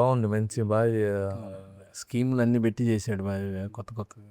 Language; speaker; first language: Telugu; native; Telugu